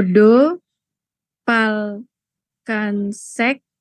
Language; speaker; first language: Korean; non-native, learner; Indonesian